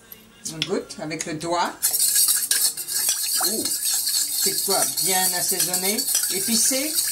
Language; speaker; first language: French; native; French